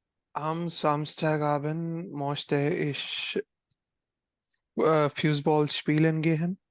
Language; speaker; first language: German; non-native, learner; Malayalam